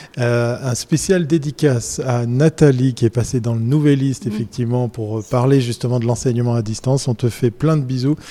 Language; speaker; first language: French; native; French